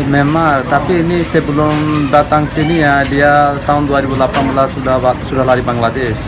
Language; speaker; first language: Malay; non-native, learner; Rohingya